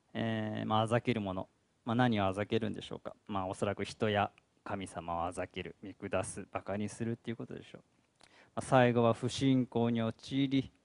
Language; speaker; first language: Japanese; native; Japanese